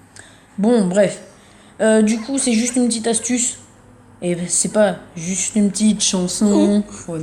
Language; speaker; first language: French; native; French